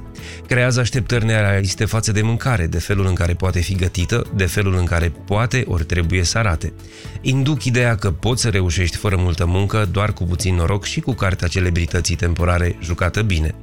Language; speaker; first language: Romanian; native; Romanian